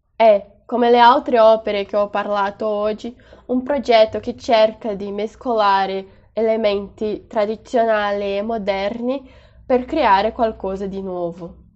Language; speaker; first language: Italian; non-native, learner; Portuguese